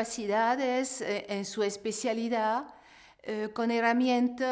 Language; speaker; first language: Spanish; non-native, fluent; French